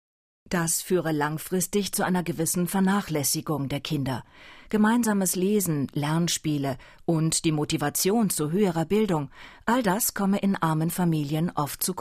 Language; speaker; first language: German; native; German